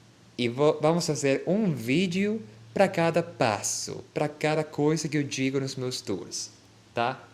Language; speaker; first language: Portuguese; non-native, fluent; Spanish